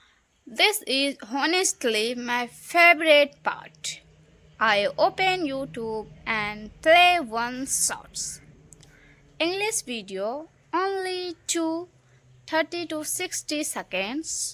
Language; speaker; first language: English; non-native, local second language; Hindi